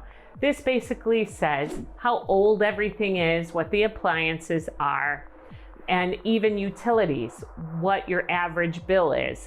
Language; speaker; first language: English; native; English